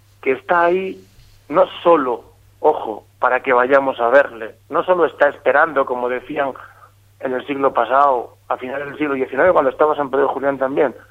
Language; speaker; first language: Spanish; native; Spanish